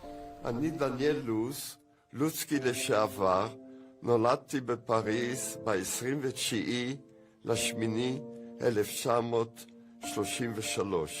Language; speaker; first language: Hebrew; non-native, fluent; French